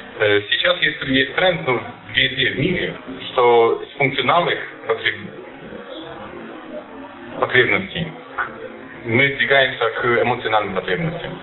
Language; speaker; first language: Russian; non-native, fluent; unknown